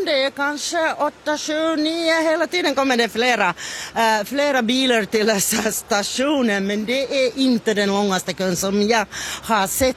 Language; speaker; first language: Swedish; non-native, fluent; Finnish